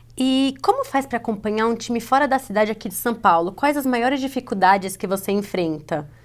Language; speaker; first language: Portuguese; native; Portuguese